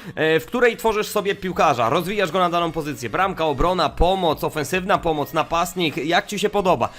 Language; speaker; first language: Polish; native; Polish